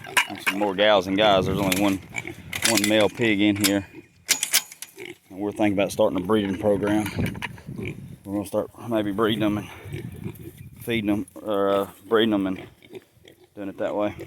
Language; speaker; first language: English; native; English